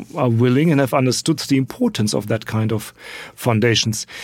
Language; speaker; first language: English; non-native, fluent; German